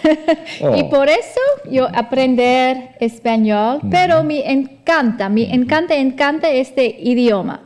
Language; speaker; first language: Spanish; non-native, learner; English